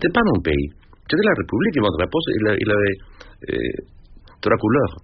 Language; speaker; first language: French; non-native, fluent; Spanish